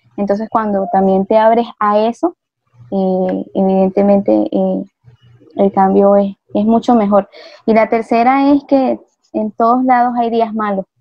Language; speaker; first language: Spanish; native; Spanish